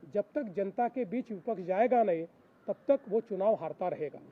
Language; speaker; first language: Hindi; non-native, local second language; Marathi